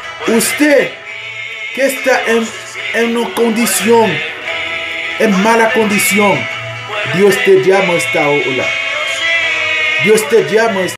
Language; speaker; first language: Spanish; non-native, learner; Haitian Creole